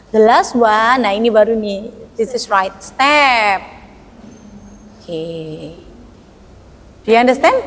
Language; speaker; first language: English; non-native, learner; Indonesian